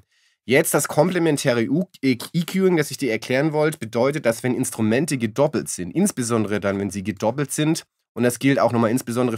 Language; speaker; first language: German; native; German